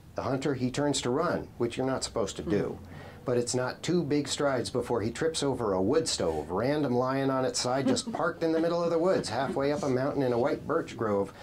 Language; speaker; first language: English; native; English